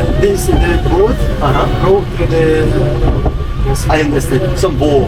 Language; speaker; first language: English; non-native, learner; Korean